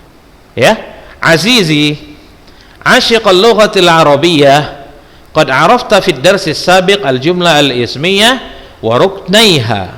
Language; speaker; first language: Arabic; non-native, fluent; Indonesian